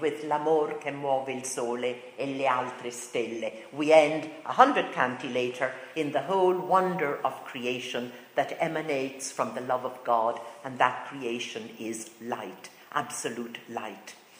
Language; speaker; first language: English; native; English